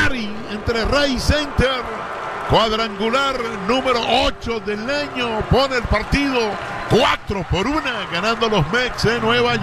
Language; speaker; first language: Spanish; native; Spanish